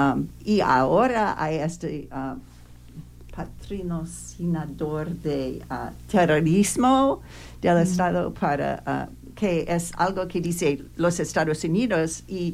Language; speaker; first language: Spanish; non-native, learner; English